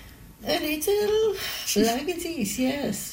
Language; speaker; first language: English; non-native, learner; Polish